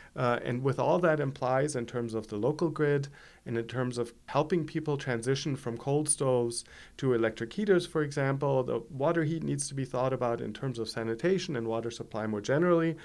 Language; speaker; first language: English; non-native, fluent; German